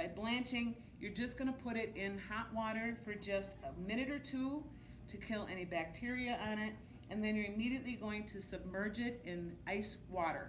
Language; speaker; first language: English; native; English